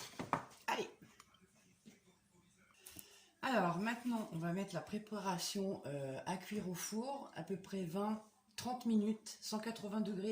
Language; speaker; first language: French; native; French